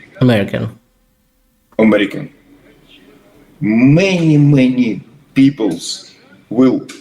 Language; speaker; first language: English; non-native, learner; Russian